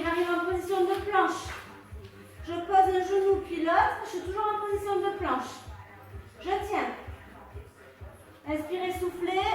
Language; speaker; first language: French; native; French